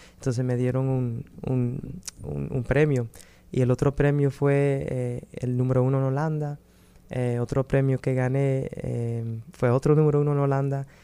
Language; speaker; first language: Spanish; early bilingual, other home language; Dutch